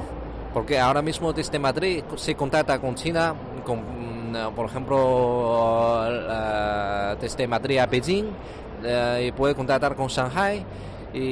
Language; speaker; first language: Spanish; non-native, fluent; Chinese